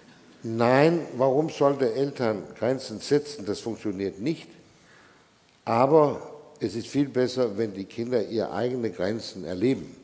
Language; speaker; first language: German; non-native, fluent; Danish